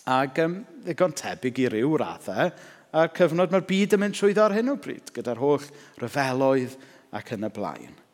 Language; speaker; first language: Welsh; native; Welsh